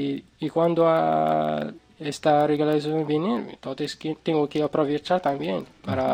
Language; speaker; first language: Spanish; non-native, learner; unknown